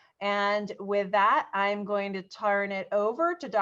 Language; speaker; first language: English; native; English